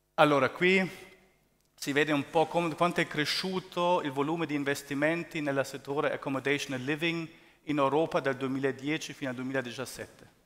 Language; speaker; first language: Italian; early bilingual, heritage; German